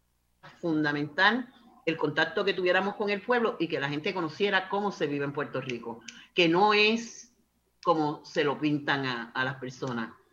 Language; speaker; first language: Spanish; native; Spanish